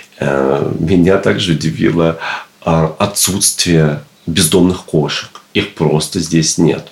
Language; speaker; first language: Russian; native; Russian